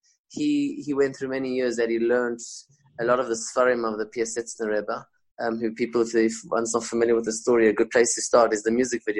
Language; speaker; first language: English; non-native, local second language; Spanish